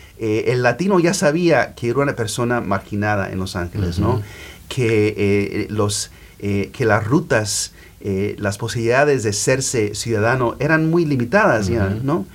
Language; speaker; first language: Spanish; early bilingual, heritage; Spanish